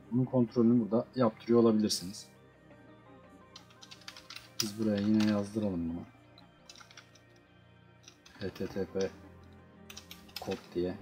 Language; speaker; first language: Turkish; native; Turkish